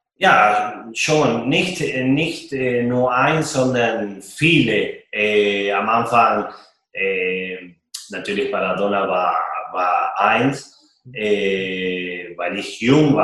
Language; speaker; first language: German; non-native, fluent; Spanish